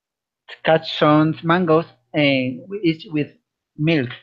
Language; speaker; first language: English; non-native, learner; Spanish